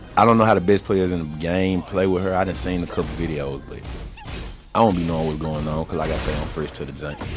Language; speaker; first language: English; native; English